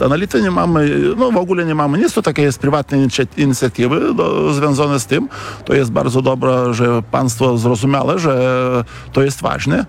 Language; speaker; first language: Polish; non-native, fluent; Lithuanian